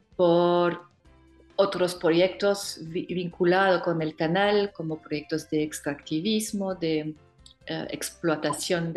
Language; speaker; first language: Spanish; non-native, fluent; French